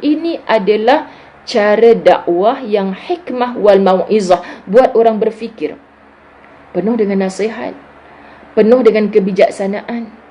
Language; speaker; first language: Malay; native; Malay